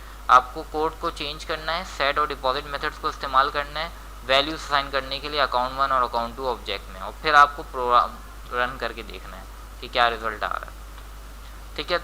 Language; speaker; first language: Hindi; native; Hindi